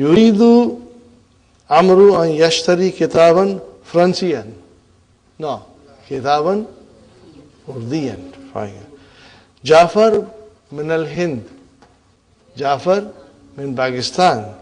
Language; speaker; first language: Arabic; non-native, fluent; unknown